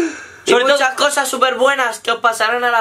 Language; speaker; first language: Spanish; native; Spanish